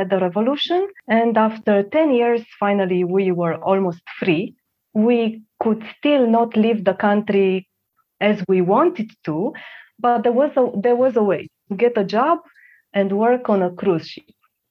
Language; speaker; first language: English; non-native, fluent; Romanian